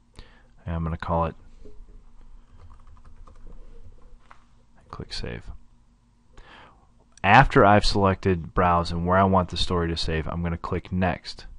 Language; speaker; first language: English; native; English